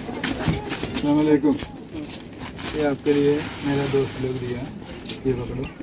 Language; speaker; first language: Hindi; non-native, local second language; Malayalam